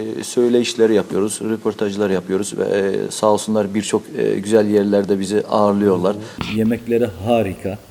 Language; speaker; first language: Turkish; early bilingual, heritage; Turkish